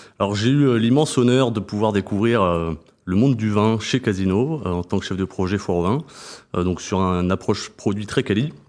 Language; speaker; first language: French; native; French